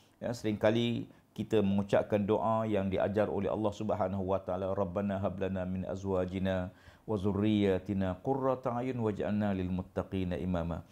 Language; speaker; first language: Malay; native; Malay